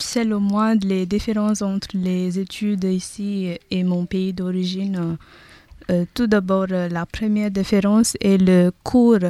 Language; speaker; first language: French; non-native, learner; Tamil